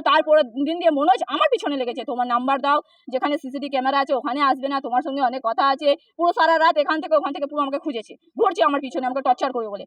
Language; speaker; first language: Bangla; non-native, local second language; Hindi